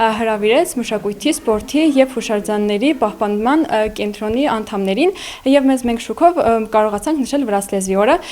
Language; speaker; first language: Armenian; native; Armenian